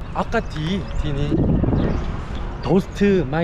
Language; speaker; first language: Thai; non-native, learner; Korean